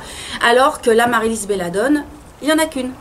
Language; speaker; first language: French; native; French